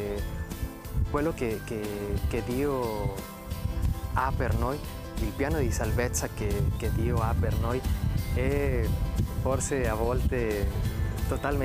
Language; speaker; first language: Italian; non-native, learner; Spanish